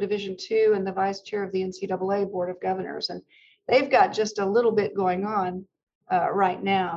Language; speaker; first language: English; native; English